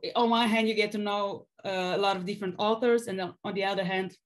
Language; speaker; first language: English; non-native, fluent; Slovenian